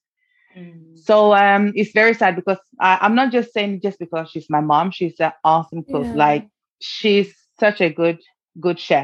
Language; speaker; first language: English; non-native, fluent; Norwegian